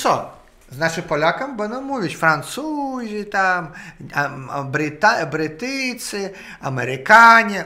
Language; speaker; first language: Polish; non-native, learner; Russian